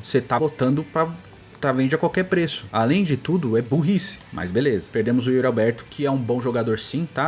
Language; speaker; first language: Portuguese; native; Portuguese